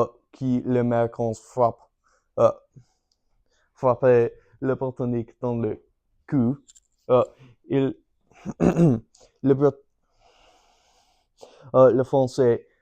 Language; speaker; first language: French; non-native, learner; English